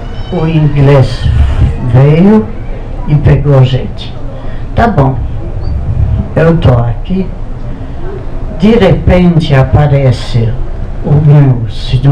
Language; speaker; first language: Portuguese; non-native, fluent; Polish